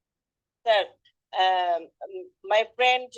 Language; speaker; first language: English; non-native, learner; Bangla